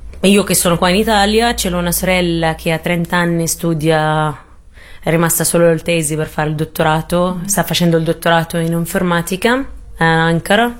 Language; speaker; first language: Italian; non-native, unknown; Arabic